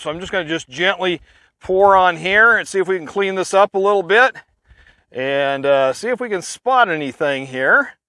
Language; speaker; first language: English; native; English